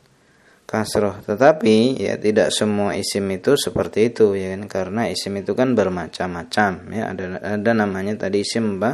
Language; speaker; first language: Indonesian; native; Indonesian